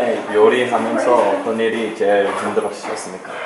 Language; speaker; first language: Korean; non-native, learner; English